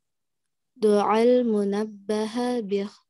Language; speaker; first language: Arabic; non-native, learner; Indonesian